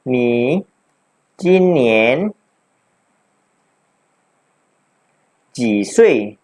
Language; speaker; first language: Chinese; non-native, local second language; Malay